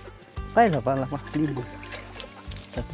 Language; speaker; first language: Portuguese; non-native, learner; Vietnamese